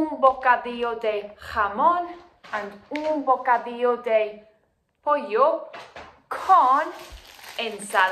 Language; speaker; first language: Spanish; non-native, fluent; English